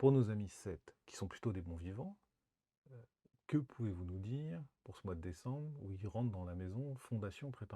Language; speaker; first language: French; native; French